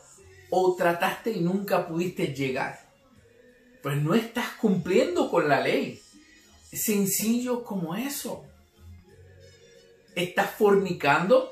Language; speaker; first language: Spanish; native; Spanish